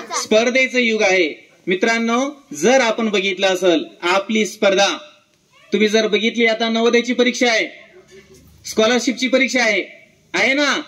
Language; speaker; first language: Marathi; non-native, local second language; Urdu